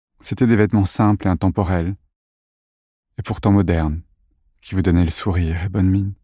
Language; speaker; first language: French; native; French